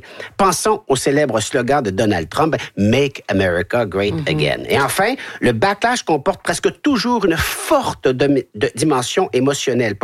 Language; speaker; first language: French; native; French